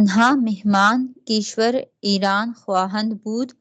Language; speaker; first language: Persian; non-native, learner; Urdu